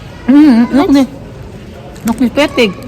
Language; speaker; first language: German; non-native, learner; Cebuano